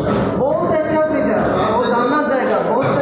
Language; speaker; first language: Hindi; non-native, learner; Bangla